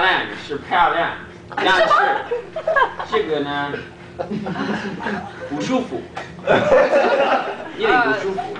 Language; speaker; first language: Chinese; non-native, learner; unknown